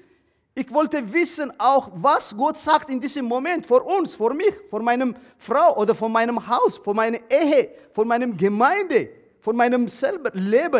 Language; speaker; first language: German; non-native, learner; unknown